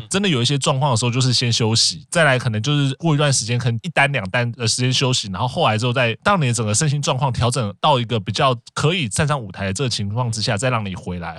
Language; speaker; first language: Chinese; native; Chinese